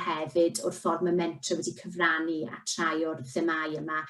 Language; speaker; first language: Welsh; native; Welsh